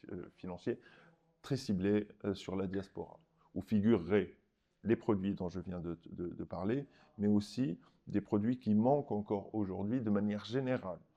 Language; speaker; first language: French; non-native, local second language; Arabic